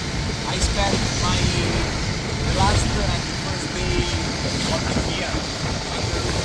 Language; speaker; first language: English; non-native, learner; Italian